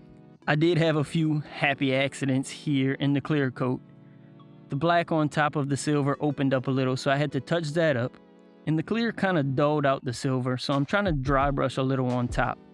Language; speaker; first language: English; native; English